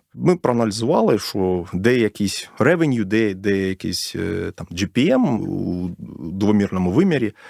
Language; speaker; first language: Ukrainian; non-native, local second language; Russian